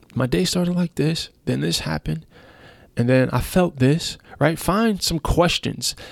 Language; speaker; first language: English; native; English